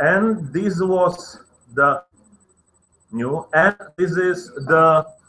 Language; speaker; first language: English; non-native, learner; Slovak